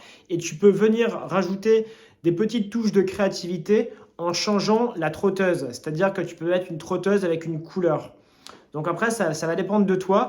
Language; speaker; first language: French; native; French